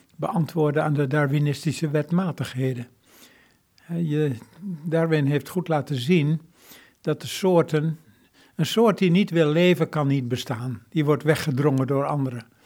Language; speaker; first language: Dutch; native; Dutch